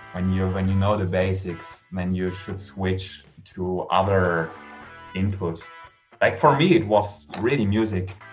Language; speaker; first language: English; non-native, fluent; German